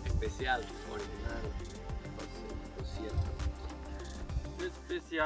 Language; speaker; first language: Spanish; native; Spanish